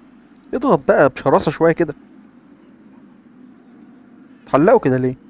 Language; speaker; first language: Arabic; native; Arabic